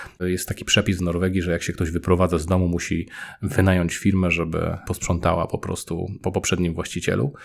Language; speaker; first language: Polish; native; Polish